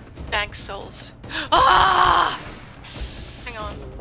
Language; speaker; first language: English; non-native, fluent; Swedish